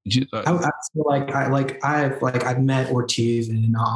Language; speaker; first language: English; native; English